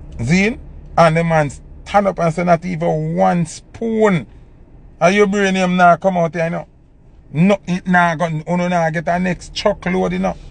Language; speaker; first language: English; non-native, local second language; Jamaican Creole English